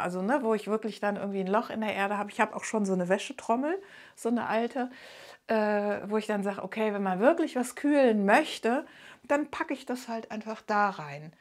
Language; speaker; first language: German; native; German